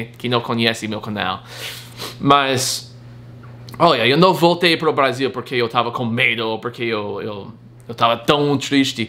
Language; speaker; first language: Portuguese; non-native, fluent; English